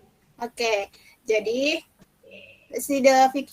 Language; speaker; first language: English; non-native, fluent; Indonesian